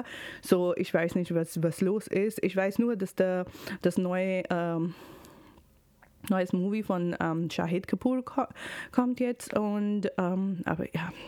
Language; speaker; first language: German; non-native, fluent; Urdu